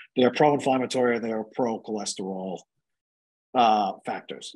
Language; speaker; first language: English; native; English